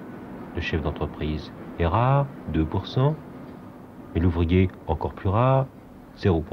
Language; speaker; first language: French; native; French